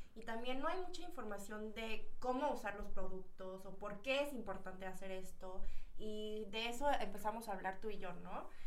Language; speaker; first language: Spanish; early bilingual, other home language; Korean